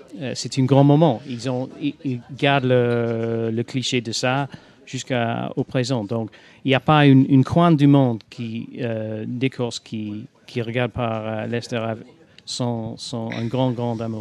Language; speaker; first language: French; non-native, fluent; English